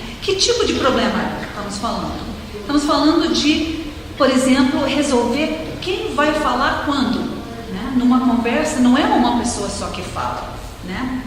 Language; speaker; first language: Portuguese; non-native, fluent; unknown